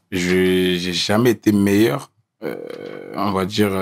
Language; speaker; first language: French; native; French